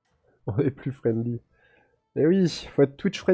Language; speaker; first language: French; native; French